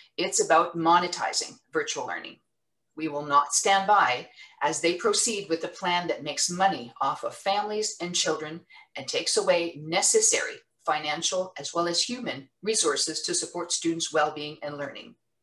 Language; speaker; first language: English; non-native, local second language; French